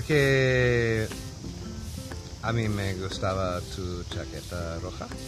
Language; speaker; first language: Spanish; non-native, learner; English